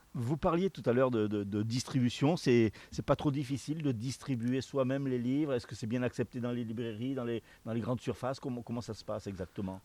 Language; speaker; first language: French; native; French